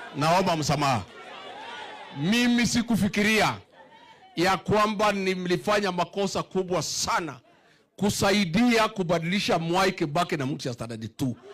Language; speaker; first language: Swahili; non-native, local second language; Kikuyu